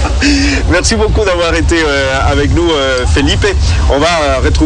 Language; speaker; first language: French; native; French